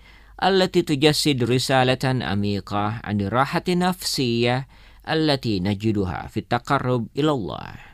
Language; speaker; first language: Arabic; non-native, fluent; Indonesian